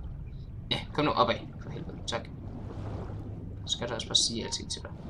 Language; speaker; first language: Danish; native; Danish